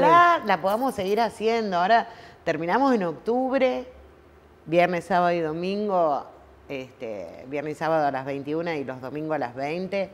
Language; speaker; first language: Spanish; native; Spanish